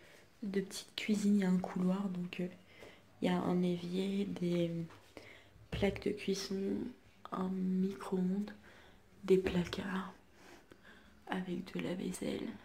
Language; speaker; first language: French; native; French